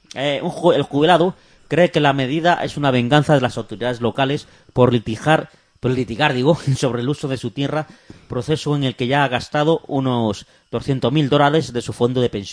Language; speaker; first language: Spanish; native; Spanish